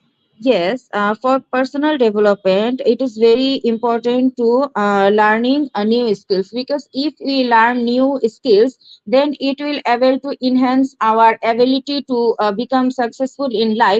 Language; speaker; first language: English; non-native, learner; Bangla